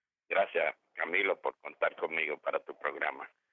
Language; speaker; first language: Spanish; native; Spanish